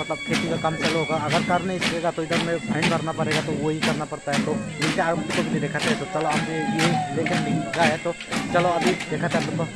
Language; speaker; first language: Hindi; non-native, local second language; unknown